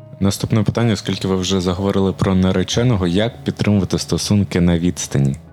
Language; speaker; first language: Ukrainian; native; Ukrainian